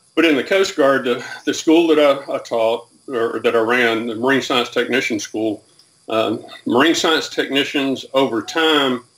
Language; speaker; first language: English; native; English